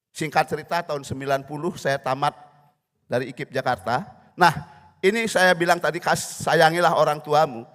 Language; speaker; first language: Indonesian; non-native, local second language; Balinese